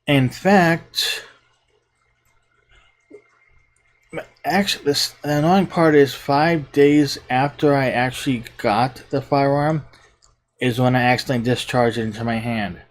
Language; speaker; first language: English; native; English